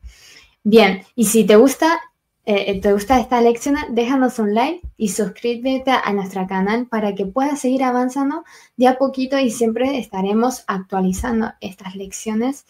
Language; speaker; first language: Spanish; non-native, fluent; Chinese